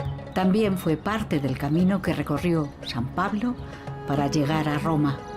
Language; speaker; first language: Spanish; native; Spanish